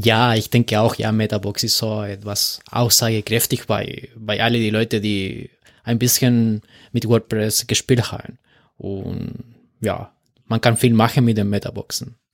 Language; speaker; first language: German; non-native, fluent; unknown